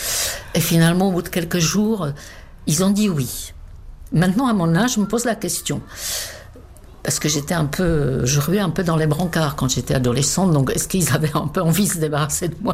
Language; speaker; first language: French; non-native, fluent; Czech